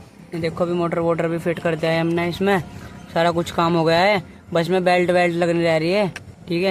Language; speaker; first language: Hindi; native; Hindi